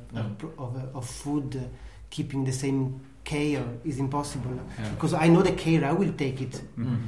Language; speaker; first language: English; non-native, learner; Italian